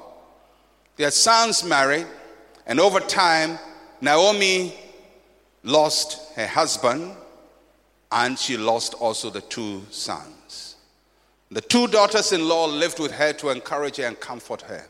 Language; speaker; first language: English; non-native, local second language; Akan